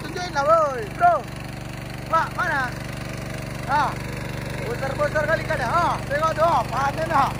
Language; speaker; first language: Indonesian; native; Indonesian